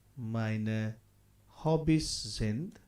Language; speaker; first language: German; non-native, fluent; Hindi